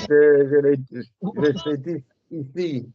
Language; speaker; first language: French; non-native, fluent; English